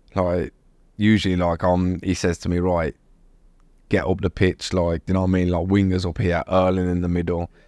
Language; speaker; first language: English; native; English